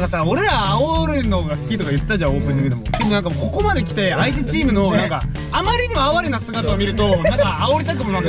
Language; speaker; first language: Japanese; native; Japanese